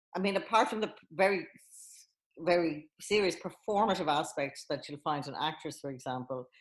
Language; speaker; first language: English; native; English